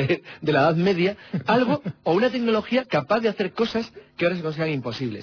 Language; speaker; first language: Spanish; native; Spanish